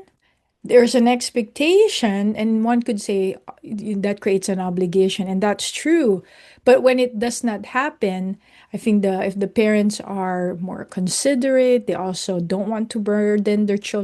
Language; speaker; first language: English; non-native, local second language; Filipino